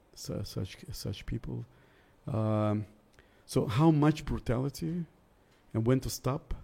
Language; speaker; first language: English; early bilingual, other home language; Russian